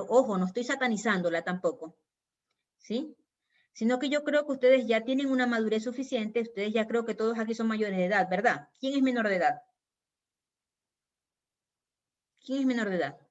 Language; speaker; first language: Spanish; native; Spanish